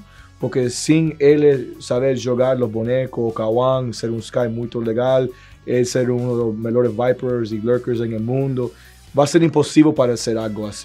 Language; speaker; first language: Portuguese; non-native, learner; Spanish